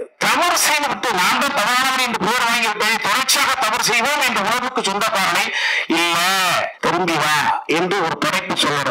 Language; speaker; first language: Tamil; native; Tamil